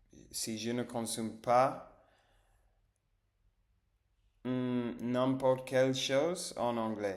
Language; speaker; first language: French; non-native, learner; English